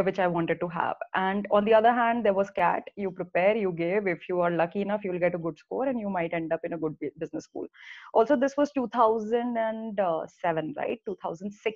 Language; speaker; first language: English; non-native, local second language; Hindi